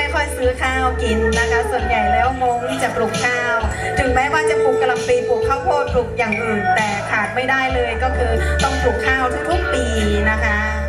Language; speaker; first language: Thai; non-native, local second language; Hmong